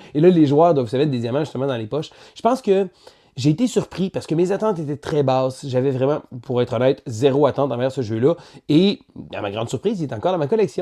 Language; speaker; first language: French; native; French